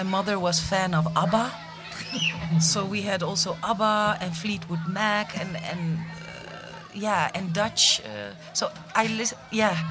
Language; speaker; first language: English; non-native, fluent; Dutch